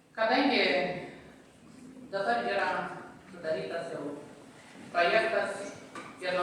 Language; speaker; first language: Lithuanian; native; Lithuanian